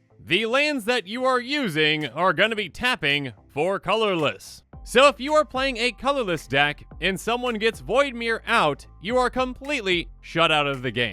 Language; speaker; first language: English; native; English